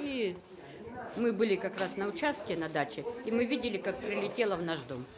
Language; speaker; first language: Russian; native; Russian